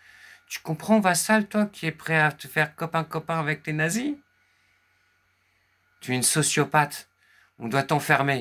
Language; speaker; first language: French; native; French